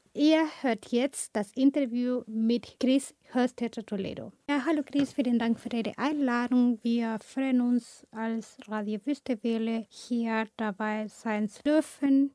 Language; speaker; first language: German; non-native, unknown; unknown